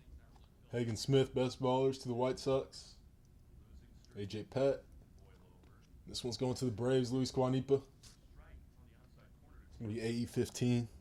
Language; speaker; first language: English; native; English